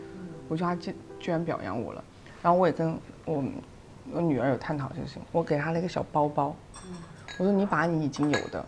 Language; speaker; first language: Chinese; native; Chinese